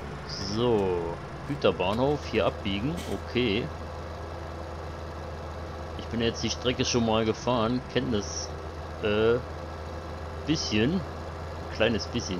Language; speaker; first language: German; native; German